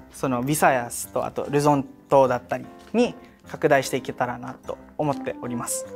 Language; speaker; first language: Japanese; early bilingual, other home language; Cebuano